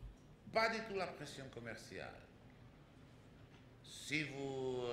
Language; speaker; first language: French; non-native, fluent; Czech